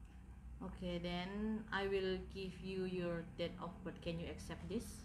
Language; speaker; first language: English; non-native, learner; Indonesian